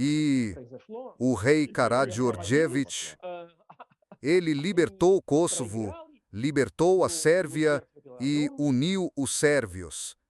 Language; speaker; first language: Portuguese; non-native, fluent; Serbian